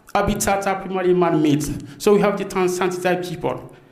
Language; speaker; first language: English; non-native, fluent; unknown